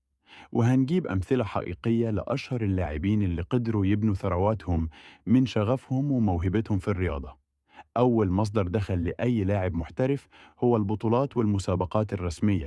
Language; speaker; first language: Arabic; native; Arabic